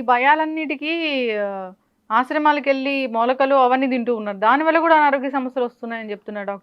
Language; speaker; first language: Telugu; native; Telugu